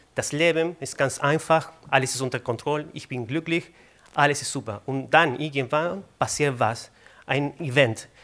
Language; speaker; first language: German; non-native, fluent; Spanish